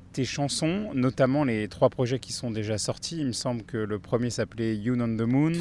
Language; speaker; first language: French; native; French